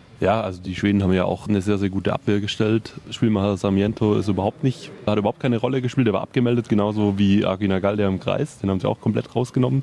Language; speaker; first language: German; native; German